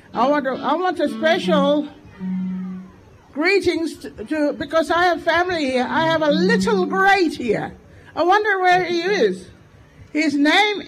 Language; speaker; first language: English; native; English